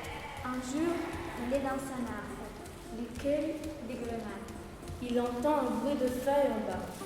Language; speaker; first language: French; non-native, learner; Italian